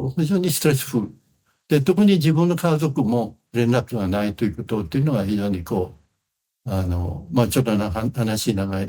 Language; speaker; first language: Japanese; non-native, fluent; Khmer